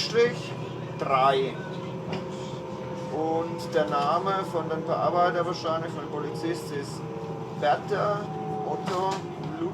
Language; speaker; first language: German; native; German